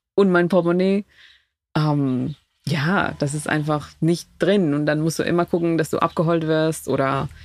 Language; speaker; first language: German; non-native, fluent; Spanish